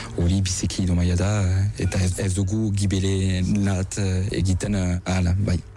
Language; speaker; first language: Basque; non-native, local second language; French